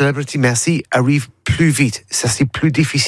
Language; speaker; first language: French; non-native, learner; English